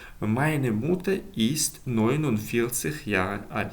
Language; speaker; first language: German; non-native, learner; Ukrainian